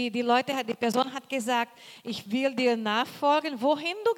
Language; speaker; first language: German; non-native, fluent; Portuguese